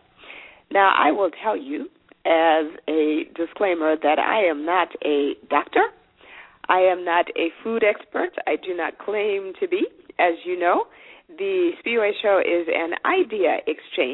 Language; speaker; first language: English; non-native, local second language; Shona